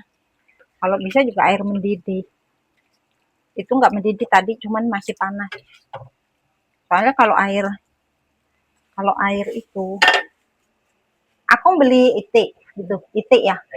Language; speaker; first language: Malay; non-native, local second language; Indonesian